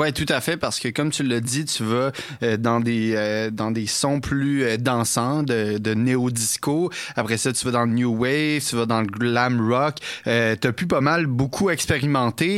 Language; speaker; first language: French; native; French